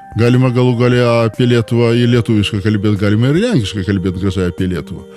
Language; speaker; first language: Lithuanian; non-native, local second language; Polish